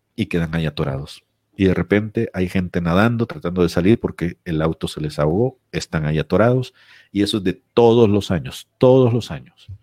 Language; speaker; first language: Spanish; native; Spanish